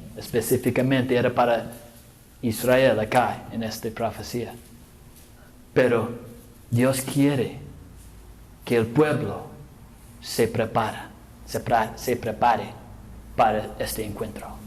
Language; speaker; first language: Spanish; non-native, fluent; English